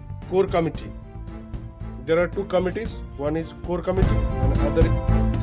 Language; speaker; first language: English; non-native, local second language; Nepali